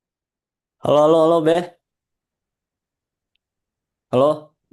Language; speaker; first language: Indonesian; native; Indonesian